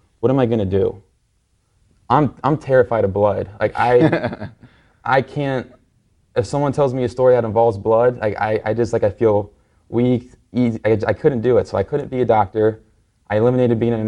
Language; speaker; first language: English; native; English